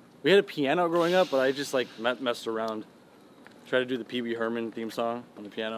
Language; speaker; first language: English; early bilingual, other home language; Persian